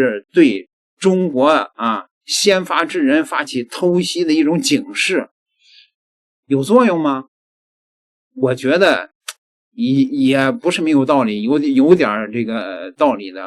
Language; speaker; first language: Chinese; native; Chinese